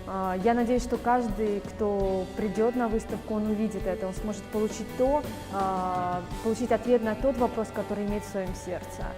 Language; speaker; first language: Russian; native; Russian